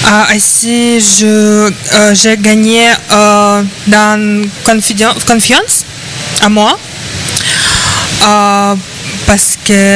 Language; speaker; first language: French; non-native, learner; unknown